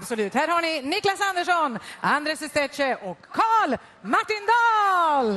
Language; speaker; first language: Swedish; native; Swedish